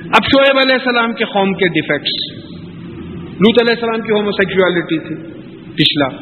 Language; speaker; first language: Urdu; native; Urdu